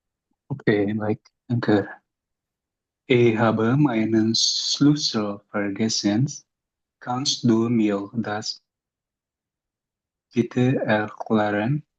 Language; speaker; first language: German; non-native, learner; Indonesian